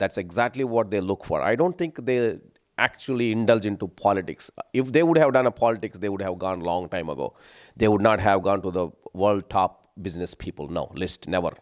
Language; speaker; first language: English; non-native, local second language; Telugu